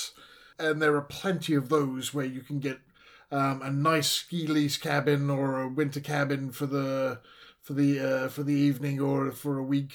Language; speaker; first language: English; native; English